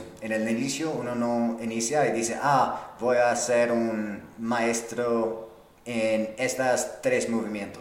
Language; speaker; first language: Spanish; non-native, fluent; English